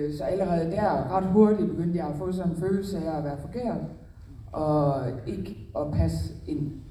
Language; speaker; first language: Danish; native; Danish